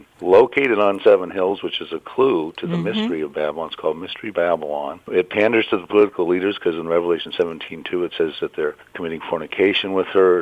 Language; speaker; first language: English; native; English